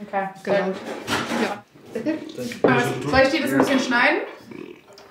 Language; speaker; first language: German; native; German